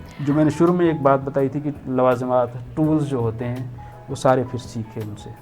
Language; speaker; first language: Urdu; non-native, local second language; Punjabi